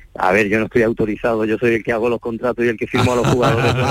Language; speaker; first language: Spanish; native; Spanish